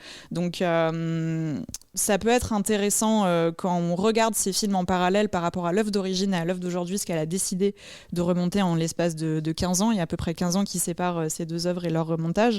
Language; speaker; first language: French; native; French